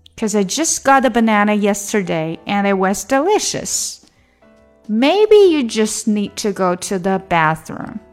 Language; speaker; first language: English; non-native, fluent; Chinese